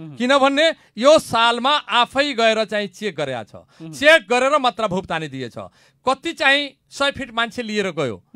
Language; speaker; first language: Nepali; non-native, local second language; Bhojpuri